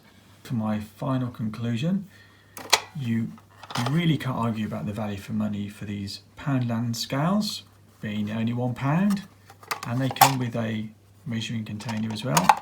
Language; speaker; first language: English; native; English